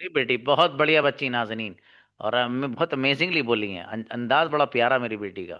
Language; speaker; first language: Hindi; native; Hindi